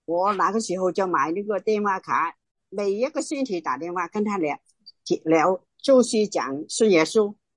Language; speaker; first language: Chinese; non-native, local second language; Cantonese